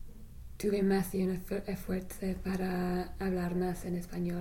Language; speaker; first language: Spanish; non-native, fluent; English